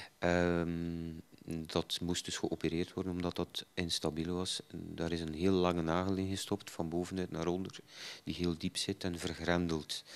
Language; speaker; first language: Dutch; native; Dutch